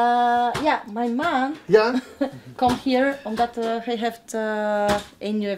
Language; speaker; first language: Dutch; non-native, learner; Bulgarian